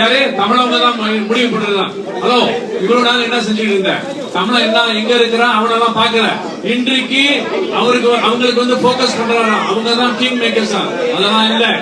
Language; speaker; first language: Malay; non-native, local second language; Tamil